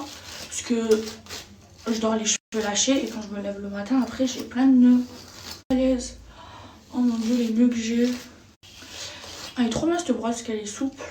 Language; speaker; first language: French; native; French